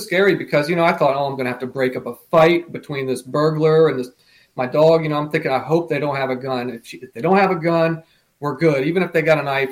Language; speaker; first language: English; native; English